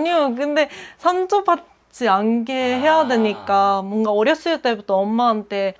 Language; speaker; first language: Korean; non-native, fluent; Japanese